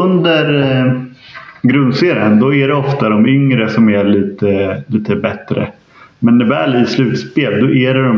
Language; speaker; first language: Swedish; native; Swedish